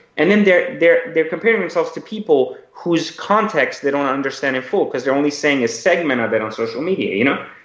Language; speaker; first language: English; early bilingual, other home language; Persian